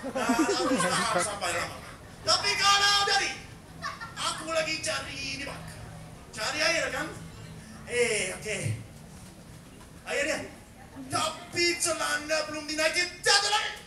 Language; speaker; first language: Indonesian; non-native, fluent; English